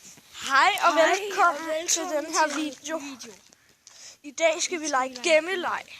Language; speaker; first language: Danish; native; Danish